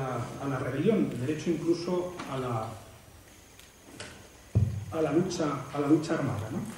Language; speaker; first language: Spanish; native; Spanish